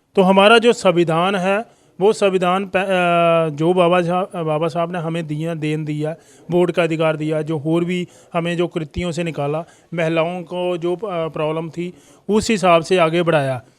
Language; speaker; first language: Hindi; non-native, local second language; Punjabi